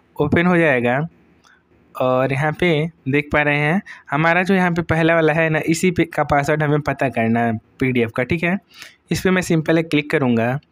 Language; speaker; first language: Hindi; native; Hindi